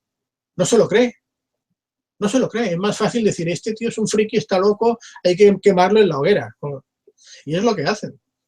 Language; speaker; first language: Spanish; native; Spanish